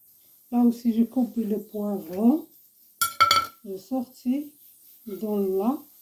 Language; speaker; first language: French; non-native, learner; Arabic